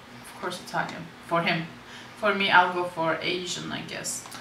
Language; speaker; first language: English; non-native, fluent; Turkish